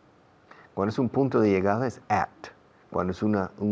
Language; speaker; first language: Spanish; non-native, fluent; English